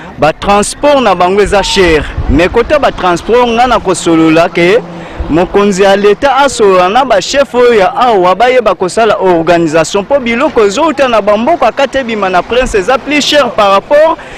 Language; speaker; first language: Lingala; non-native, local second language; Kituba (Democratic Republic of Congo)